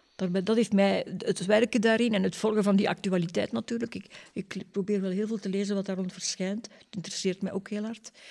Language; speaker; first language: Dutch; native; Dutch